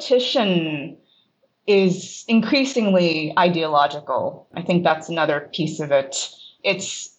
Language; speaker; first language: English; native; English